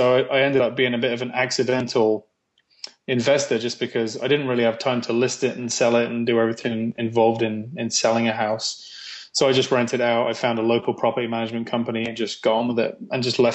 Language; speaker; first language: English; native; English